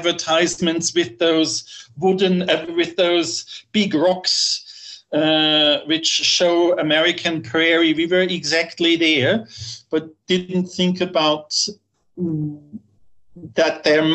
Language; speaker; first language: English; non-native, fluent; German